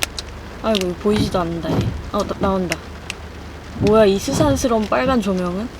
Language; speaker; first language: Korean; native; Korean